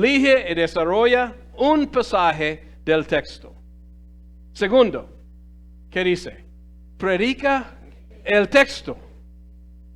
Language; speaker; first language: Spanish; non-native, fluent; English